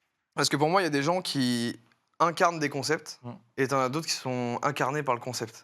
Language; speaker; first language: French; native; French